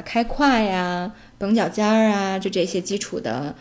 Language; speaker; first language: Chinese; native; Chinese